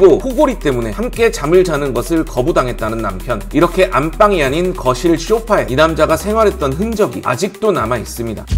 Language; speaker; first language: Korean; native; Korean